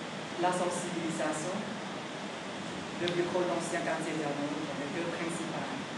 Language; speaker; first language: French; non-native, learner; Vietnamese